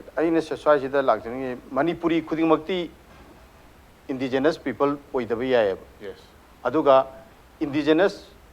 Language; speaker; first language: Manipuri; native; Manipuri